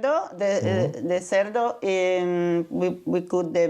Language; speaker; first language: English; non-native, learner; Spanish